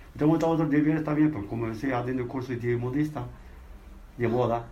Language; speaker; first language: Spanish; non-native, learner; Arabic